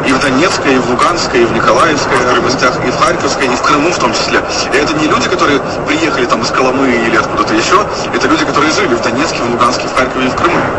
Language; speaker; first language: Russian; native; Russian